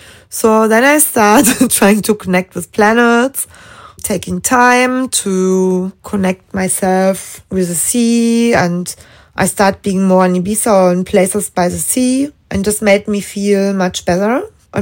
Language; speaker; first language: English; non-native, fluent; German